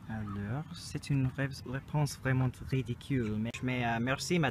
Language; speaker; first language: French; non-native, learner; English